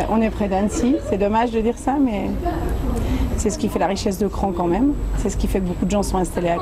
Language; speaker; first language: French; native; French